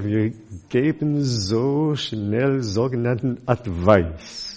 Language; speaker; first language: German; non-native, fluent; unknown